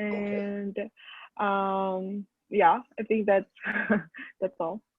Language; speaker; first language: English; non-native, fluent; Korean